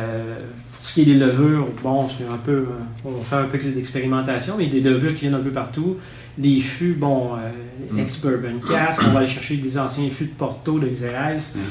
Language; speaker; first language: French; native; French